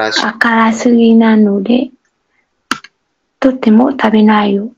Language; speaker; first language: Japanese; non-native, learner; Vietnamese